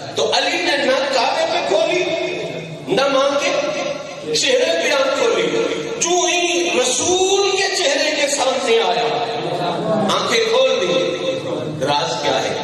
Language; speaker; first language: Urdu; non-native, local second language; Punjabi